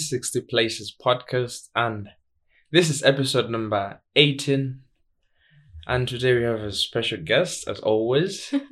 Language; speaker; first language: English; non-native, local second language; Swahili